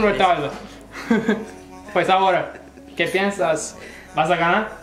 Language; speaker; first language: Spanish; non-native, learner; English